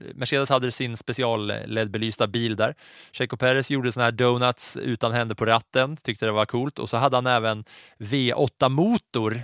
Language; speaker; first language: Swedish; native; Swedish